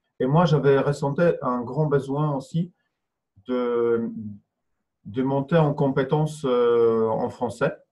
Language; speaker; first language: French; non-native, fluent; Polish